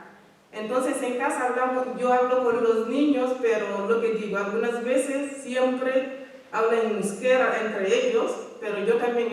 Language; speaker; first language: Spanish; non-native, learner; Fula